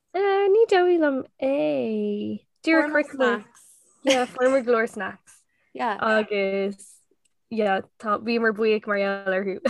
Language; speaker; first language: Irish; non-native, local second language; English